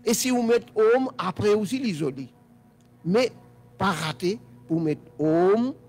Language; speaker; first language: French; non-native, learner; Telugu